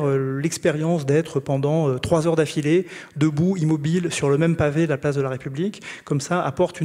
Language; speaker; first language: French; native; French